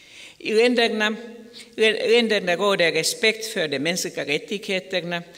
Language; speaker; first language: Swedish; non-native, fluent; Finnish